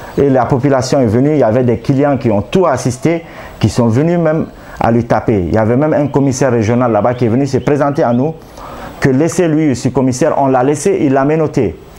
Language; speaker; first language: French; non-native, local second language; Arabic